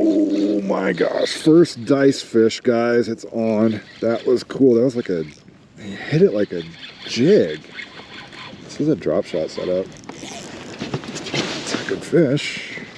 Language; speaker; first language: English; native; English